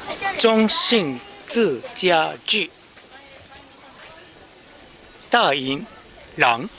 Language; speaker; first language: Chinese; non-native, learner; Japanese